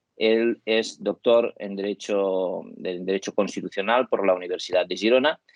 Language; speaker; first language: Spanish; native; Spanish